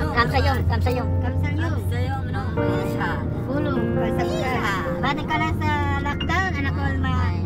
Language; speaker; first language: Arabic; non-native, learner; Filipino